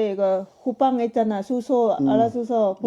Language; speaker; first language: Korean; non-native, learner; Lao